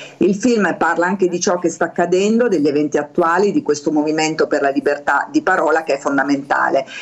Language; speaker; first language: Italian; native; Italian